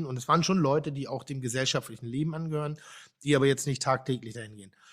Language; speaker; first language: German; native; German